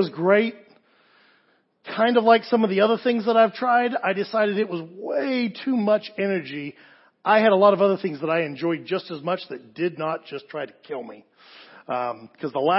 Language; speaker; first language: English; native; English